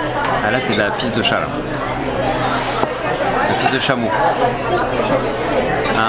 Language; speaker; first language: French; native; French